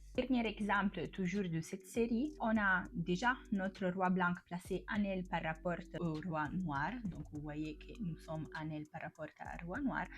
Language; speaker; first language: French; non-native, fluent; Italian